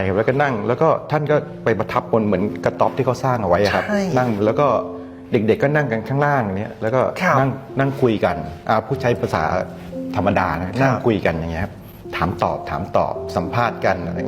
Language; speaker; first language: Thai; native; Thai